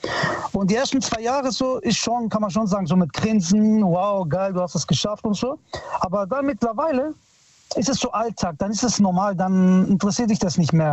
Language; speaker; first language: German; early bilingual, other home language; Italian